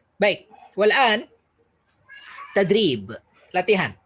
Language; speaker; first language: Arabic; non-native, fluent; Indonesian